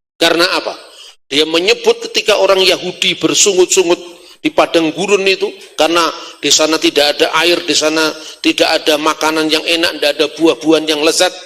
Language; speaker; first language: Indonesian; non-native, local second language; Javanese